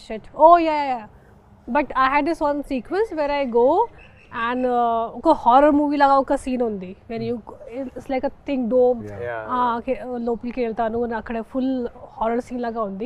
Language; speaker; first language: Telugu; non-native, local second language; Hindi